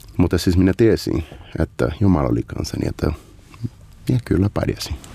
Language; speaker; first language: Finnish; non-native, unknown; Portuguese